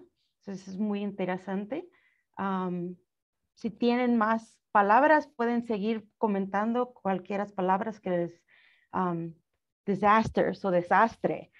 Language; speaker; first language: Spanish; early bilingual, heritage; Spanish